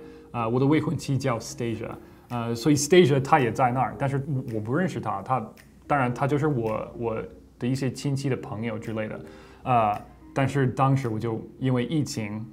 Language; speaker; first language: Chinese; non-native, fluent; English